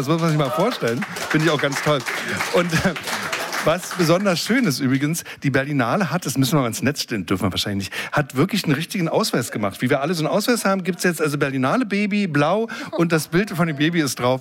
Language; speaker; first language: German; native; German